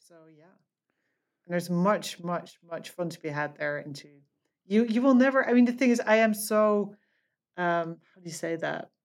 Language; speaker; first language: English; non-native, fluent; Dutch